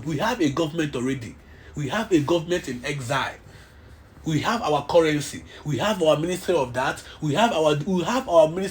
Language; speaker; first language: English; non-native, local second language; Igbo